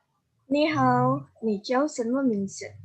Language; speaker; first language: Chinese; non-native, learner; Indonesian